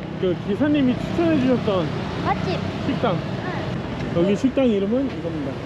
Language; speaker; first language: Korean; native; Korean